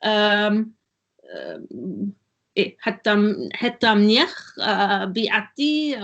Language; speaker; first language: Arabic; non-native, learner; German